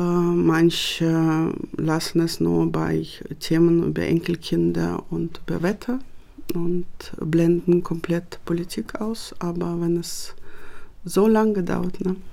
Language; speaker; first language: German; non-native, fluent; Russian